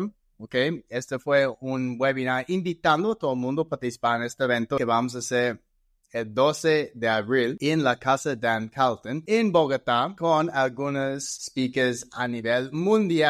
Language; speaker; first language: Spanish; non-native, fluent; English